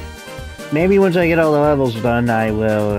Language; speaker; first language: English; native; English